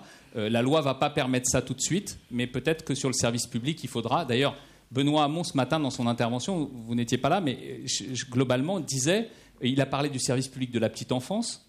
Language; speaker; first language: French; native; French